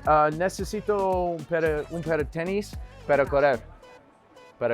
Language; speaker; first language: Spanish; non-native, learner; English